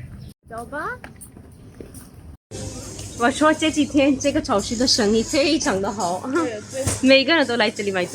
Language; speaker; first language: Chinese; non-native, fluent; Urdu